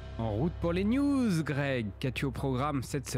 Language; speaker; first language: French; native; French